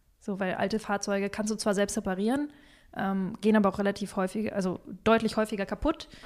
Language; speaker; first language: German; early bilingual, other home language; Russian